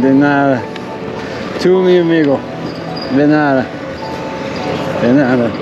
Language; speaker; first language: Spanish; non-native, learner; English